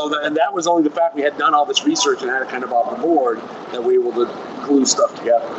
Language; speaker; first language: English; native; English